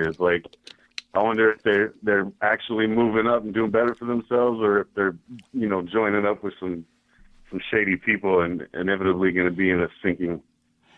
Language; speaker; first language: English; native; English